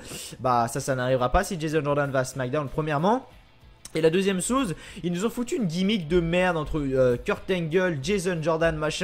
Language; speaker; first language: French; native; French